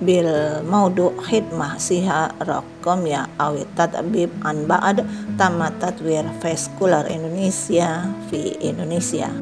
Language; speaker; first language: Arabic; non-native, fluent; Indonesian